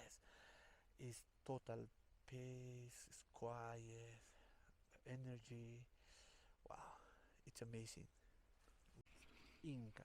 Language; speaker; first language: English; non-native, learner; Spanish